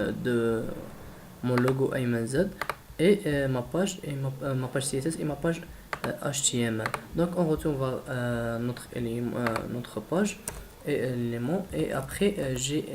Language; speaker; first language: French; non-native, learner; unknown